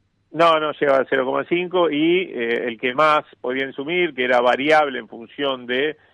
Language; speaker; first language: Spanish; native; Spanish